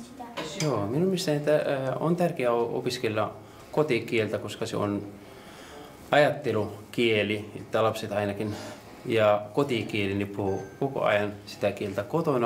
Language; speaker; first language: Finnish; non-native, fluent; Arabic